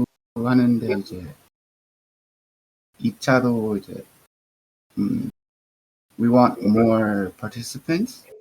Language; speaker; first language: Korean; early bilingual, heritage; Korean